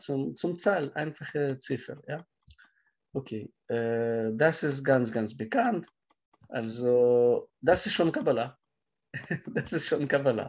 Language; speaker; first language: German; non-native, fluent; Russian